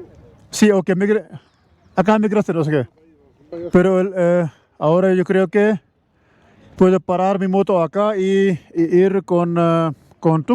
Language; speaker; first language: Spanish; non-native, learner; Urdu